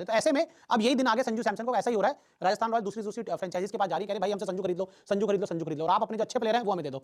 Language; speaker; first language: Hindi; native; Hindi